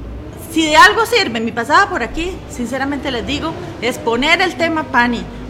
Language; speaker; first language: Spanish; native; Spanish